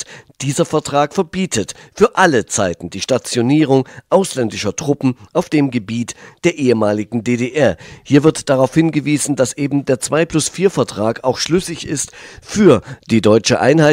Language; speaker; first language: German; native; German